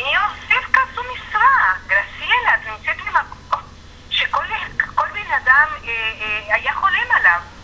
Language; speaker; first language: Hebrew; non-native, fluent; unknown